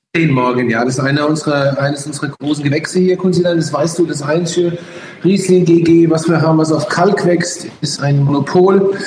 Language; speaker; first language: German; native; German